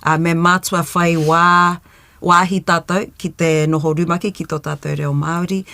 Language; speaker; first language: Māori; non-native, fluent; English